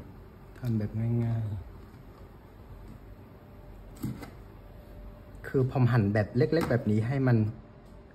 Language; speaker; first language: Thai; non-native, fluent; Vietnamese